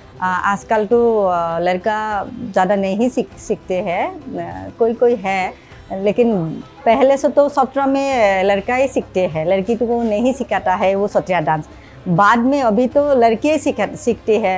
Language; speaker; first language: Hindi; non-native, local second language; Assamese